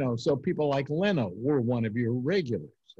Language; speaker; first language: English; native; English